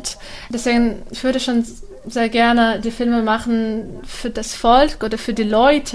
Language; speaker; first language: German; non-native, fluent; Russian